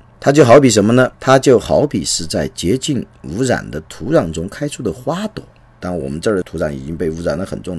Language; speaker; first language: Chinese; native; Chinese